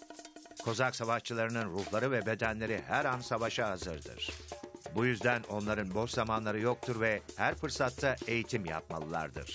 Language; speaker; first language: Turkish; native; Turkish